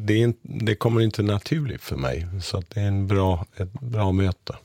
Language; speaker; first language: Swedish; non-native, fluent; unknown